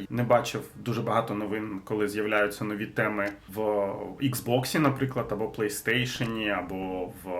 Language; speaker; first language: Ukrainian; non-native, local second language; Russian